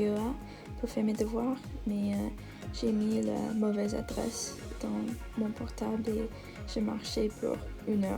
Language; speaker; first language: French; non-native, learner; English